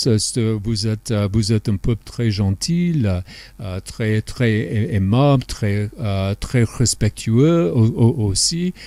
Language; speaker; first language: French; non-native, fluent; English